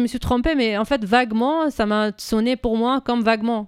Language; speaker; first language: French; non-native, fluent; Arabic